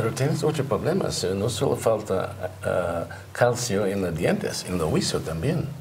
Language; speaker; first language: Spanish; non-native, learner; English